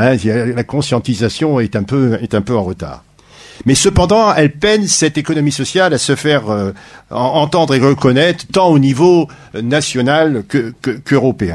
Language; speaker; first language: French; native; French